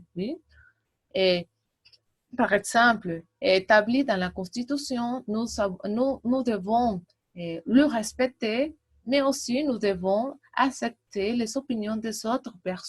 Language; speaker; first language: French; non-native, learner; Portuguese